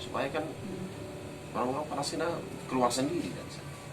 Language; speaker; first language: Indonesian; non-native, fluent; Arabic